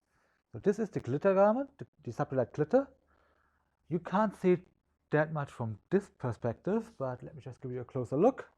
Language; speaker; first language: English; non-native, fluent; German